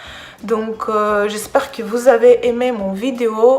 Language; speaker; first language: French; non-native, fluent; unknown